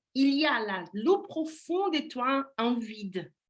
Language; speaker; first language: French; non-native, fluent; Portuguese